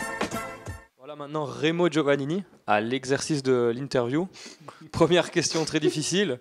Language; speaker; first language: French; native; French